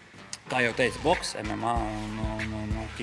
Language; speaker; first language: Latvian; native; Latvian